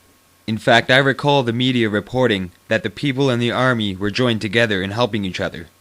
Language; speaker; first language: English; native; English